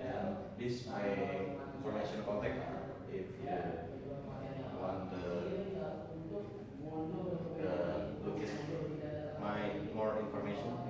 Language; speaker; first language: English; non-native, learner; Indonesian